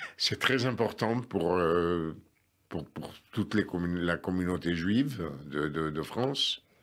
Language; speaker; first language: French; native; French